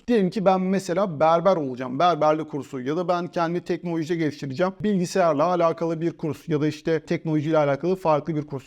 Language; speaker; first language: Turkish; native; Turkish